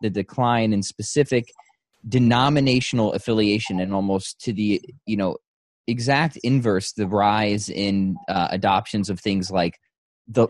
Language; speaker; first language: English; native; English